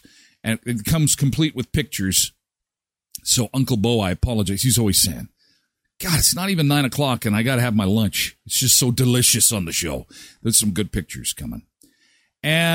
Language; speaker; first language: English; native; English